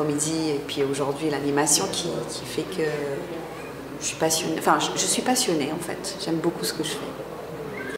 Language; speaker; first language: French; non-native, fluent; English